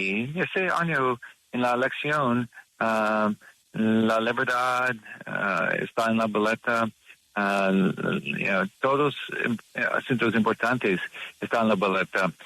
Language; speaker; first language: Spanish; non-native, learner; English